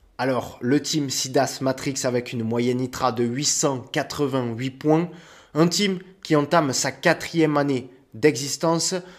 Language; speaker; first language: French; native; French